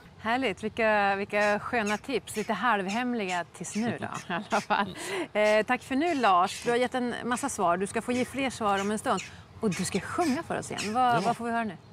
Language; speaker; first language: Swedish; native; Swedish